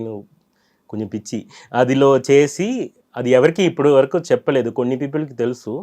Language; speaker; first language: Telugu; non-native, learner; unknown